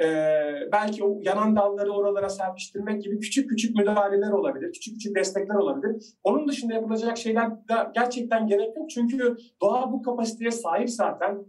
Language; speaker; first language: Turkish; native; Turkish